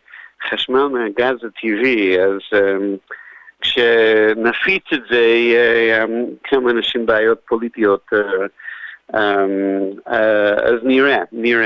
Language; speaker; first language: Hebrew; non-native, fluent; English